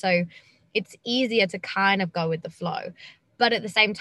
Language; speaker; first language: English; native; English